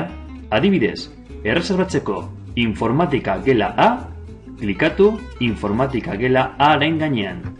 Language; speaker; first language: Basque; non-native, local second language; Spanish